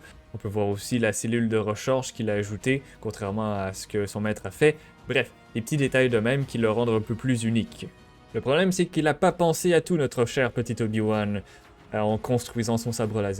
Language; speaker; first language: French; native; French